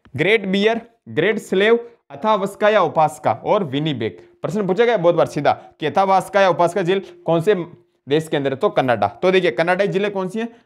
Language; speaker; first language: Hindi; native; Hindi